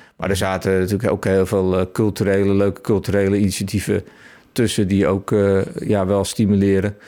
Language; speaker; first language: Dutch; native; Dutch